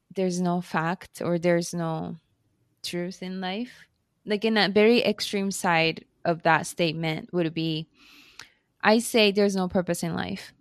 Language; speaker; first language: English; non-native, fluent; Japanese